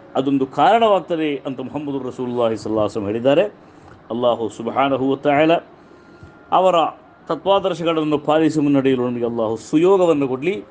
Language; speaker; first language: Kannada; non-native, local second language; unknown